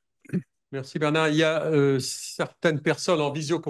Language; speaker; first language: French; native; French